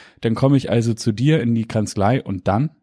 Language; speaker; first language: German; native; German